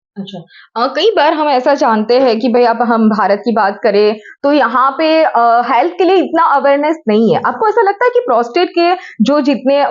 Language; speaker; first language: Hindi; non-native, local second language; Gujarati